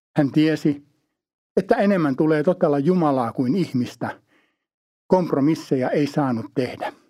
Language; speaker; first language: Finnish; native; Finnish